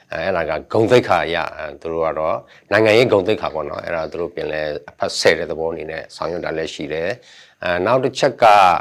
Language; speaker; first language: Burmese; non-native, local second language; S'gaw Karen